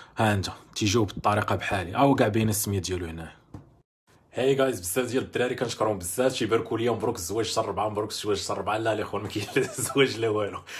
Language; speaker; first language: Arabic; native; Arabic